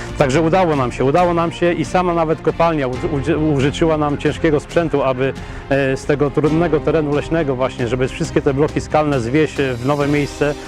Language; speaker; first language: Polish; native; Polish